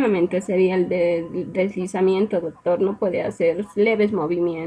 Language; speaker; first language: Spanish; native; Spanish